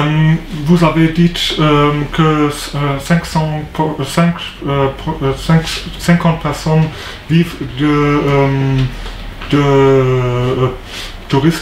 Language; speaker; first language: French; non-native, learner; German